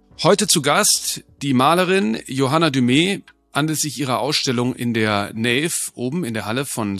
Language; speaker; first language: German; native; German